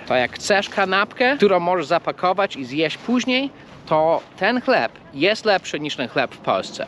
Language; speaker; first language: Polish; non-native, fluent; English